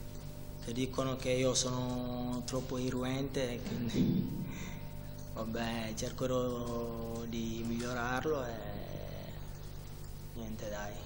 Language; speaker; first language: Italian; non-native, fluent; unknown